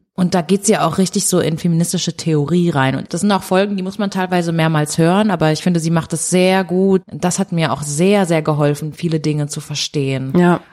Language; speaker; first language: German; early bilingual, other home language; Portuguese